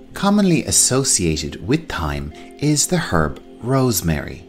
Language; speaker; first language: English; native; English